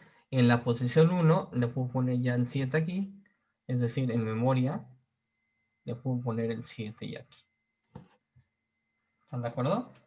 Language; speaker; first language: Spanish; native; Spanish